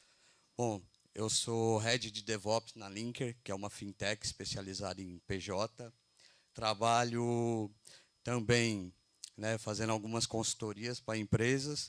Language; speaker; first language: Portuguese; native; Portuguese